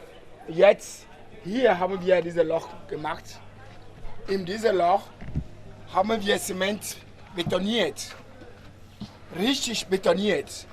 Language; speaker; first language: German; non-native, learner; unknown